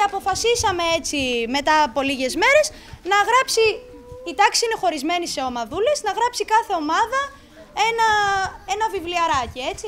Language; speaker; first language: Greek; native; Greek